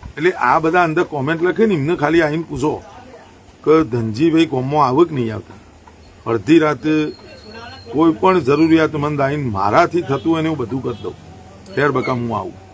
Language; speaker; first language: Gujarati; native; Gujarati